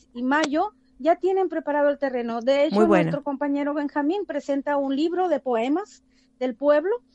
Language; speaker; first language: Spanish; native; Spanish